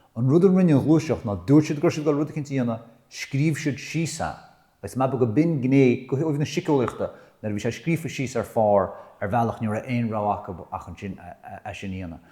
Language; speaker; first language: Irish; native; Irish